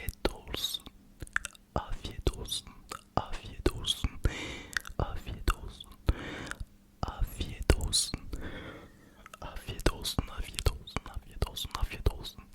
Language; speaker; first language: Turkish; early bilingual, heritage; Turkish